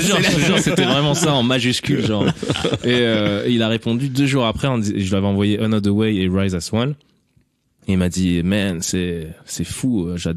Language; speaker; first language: French; native; French